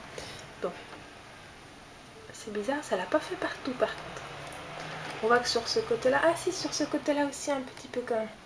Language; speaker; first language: French; native; French